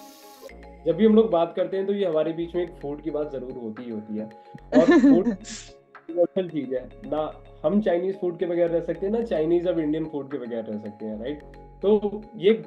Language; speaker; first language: Hindi; native; Hindi